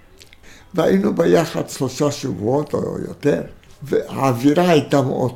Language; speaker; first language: Hebrew; non-native, fluent; Romanian